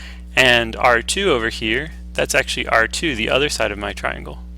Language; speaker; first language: English; native; English